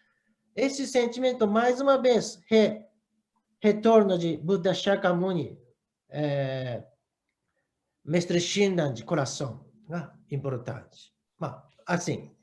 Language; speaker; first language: Portuguese; non-native, learner; Japanese